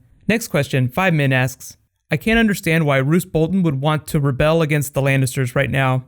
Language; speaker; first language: English; native; English